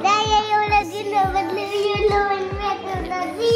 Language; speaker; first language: Polish; early bilingual, heritage; English